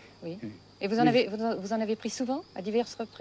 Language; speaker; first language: French; native; French